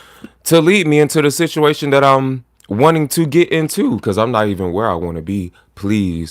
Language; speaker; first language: English; native; English